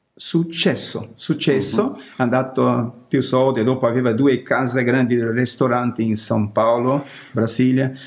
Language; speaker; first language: Italian; non-native, learner; Portuguese